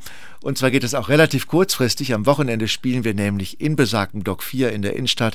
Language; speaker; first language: German; native; German